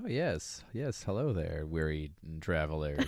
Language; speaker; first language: English; native; English